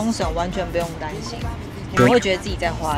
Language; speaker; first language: Chinese; native; Chinese